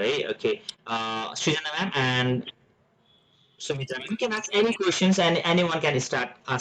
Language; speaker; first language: English; non-native, fluent; Nepali